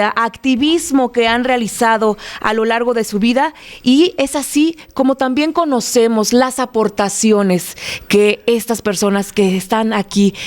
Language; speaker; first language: Spanish; native; Spanish